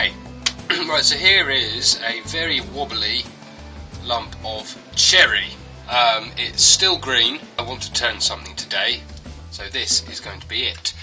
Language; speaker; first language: English; native; English